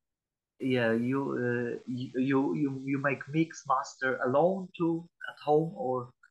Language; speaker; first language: English; non-native, learner; Polish